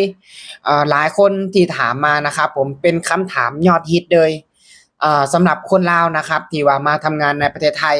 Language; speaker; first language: Thai; non-native, local second language; Northeastern Thai